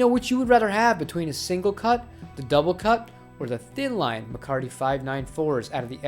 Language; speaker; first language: English; native; English